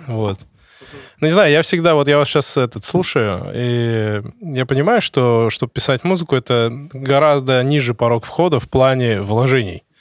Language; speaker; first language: Russian; native; Russian